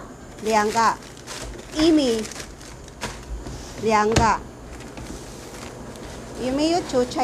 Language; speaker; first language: Chinese; non-native, learner; Filipino